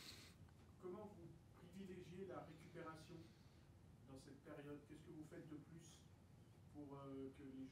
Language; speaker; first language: French; native; French